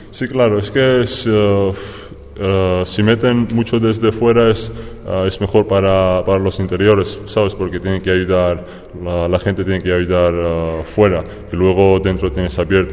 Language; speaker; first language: Spanish; non-native, fluent; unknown